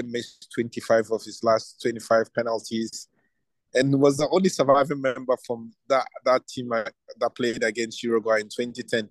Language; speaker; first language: English; non-native, local second language; Akan